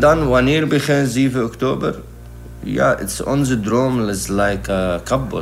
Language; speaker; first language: Dutch; non-native, learner; Arabic